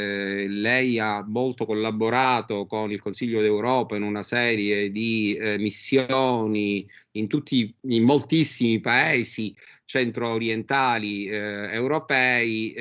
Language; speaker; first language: Italian; native; Italian